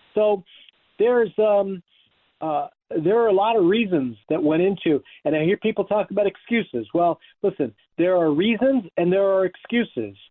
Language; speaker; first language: English; native; English